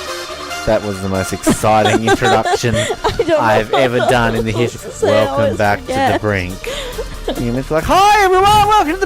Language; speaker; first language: English; native; English